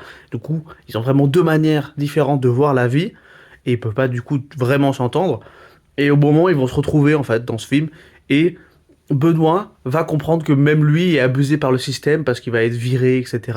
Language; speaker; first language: French; native; French